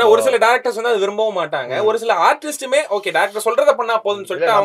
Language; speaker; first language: Tamil; native; Tamil